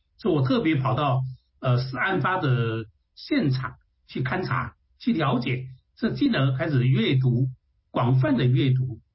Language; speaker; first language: Chinese; non-native, local second language; Hakka Chinese